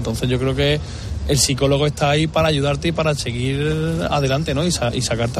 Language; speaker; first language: Spanish; native; Spanish